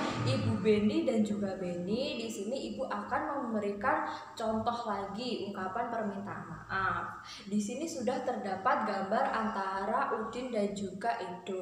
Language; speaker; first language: Indonesian; native; Indonesian